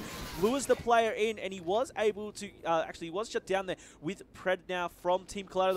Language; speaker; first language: English; native; English